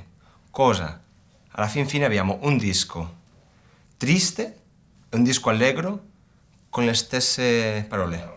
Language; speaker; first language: Italian; early bilingual, heritage; Spanish